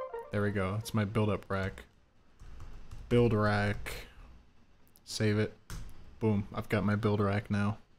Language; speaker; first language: English; early bilingual, other home language; French